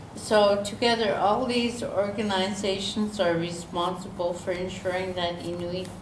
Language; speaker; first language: English; native; English